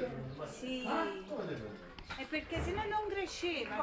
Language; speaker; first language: Italian; native; Italian